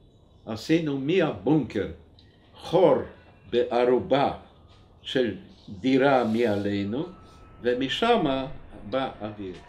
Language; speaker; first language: Hebrew; non-native, fluent; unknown